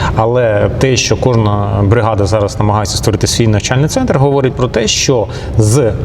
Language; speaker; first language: Ukrainian; non-native, local second language; Russian